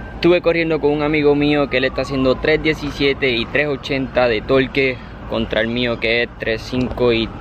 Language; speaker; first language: Spanish; early bilingual, other home language; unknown